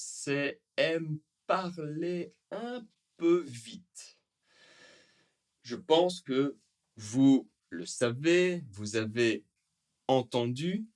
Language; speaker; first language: French; native; French